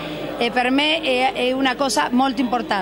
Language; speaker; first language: Italian; non-native, local second language; Spanish